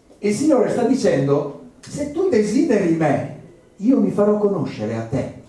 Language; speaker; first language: Italian; early bilingual, other home language; English